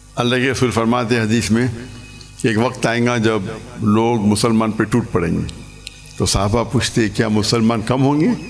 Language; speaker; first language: Urdu; non-native, local second language; English